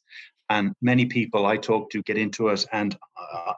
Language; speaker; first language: English; native; English